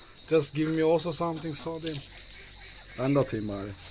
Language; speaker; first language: English; non-native, learner; Turkish